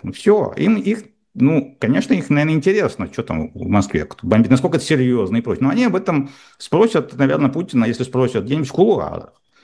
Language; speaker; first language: Russian; native; Russian